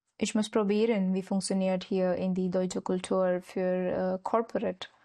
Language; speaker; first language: German; non-native, learner; Marathi